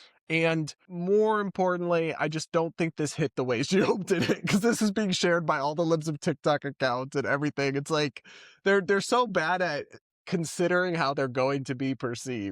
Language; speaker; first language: English; native; English